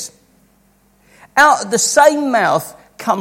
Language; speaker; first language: English; native; English